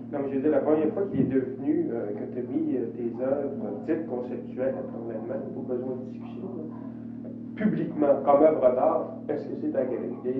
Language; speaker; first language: French; native; French